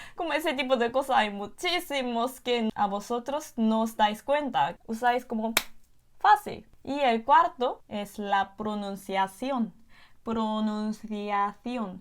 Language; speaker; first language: Spanish; non-native, fluent; Korean